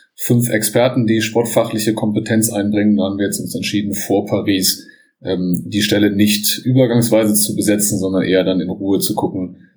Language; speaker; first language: German; native; German